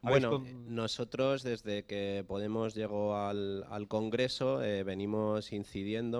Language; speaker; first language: Spanish; native; Spanish